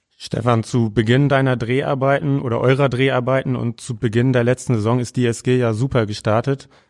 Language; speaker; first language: German; native; German